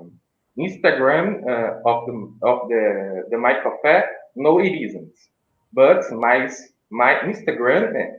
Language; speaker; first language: English; non-native, learner; Portuguese